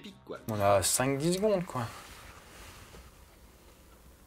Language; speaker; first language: French; native; French